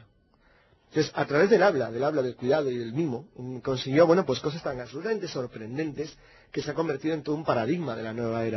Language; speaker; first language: Spanish; native; Spanish